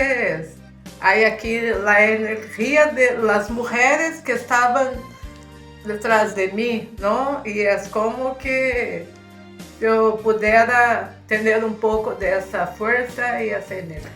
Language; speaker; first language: Spanish; early bilingual, heritage; Spanish